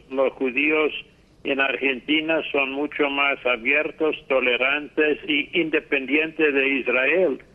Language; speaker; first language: Spanish; non-native, fluent; English